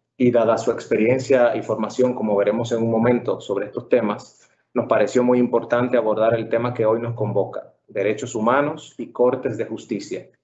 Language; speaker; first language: Spanish; native; Spanish